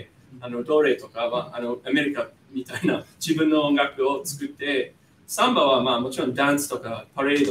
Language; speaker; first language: Japanese; non-native, fluent; English